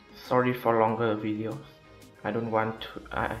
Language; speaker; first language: English; non-native, learner; Vietnamese